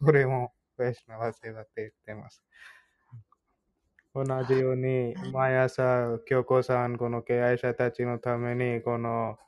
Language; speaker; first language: Japanese; non-native, fluent; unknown